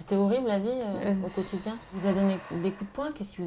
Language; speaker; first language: French; native; French